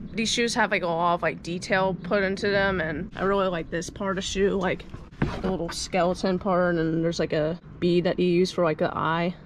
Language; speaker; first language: English; native; English